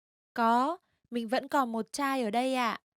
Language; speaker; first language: Vietnamese; native; Vietnamese